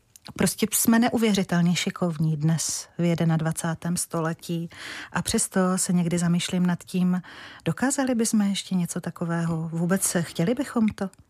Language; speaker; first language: Czech; native; Czech